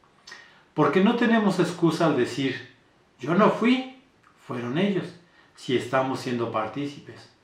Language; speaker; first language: Spanish; native; Spanish